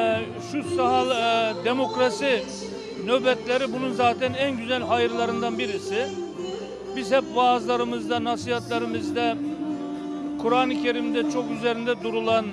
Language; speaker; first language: Turkish; native; Turkish